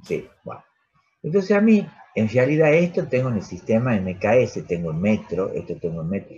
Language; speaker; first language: Spanish; native; Spanish